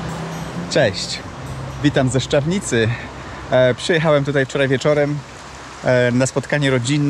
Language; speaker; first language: Polish; native; Polish